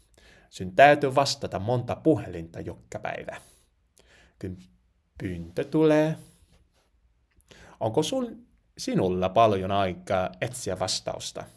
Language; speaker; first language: Finnish; non-native, learner; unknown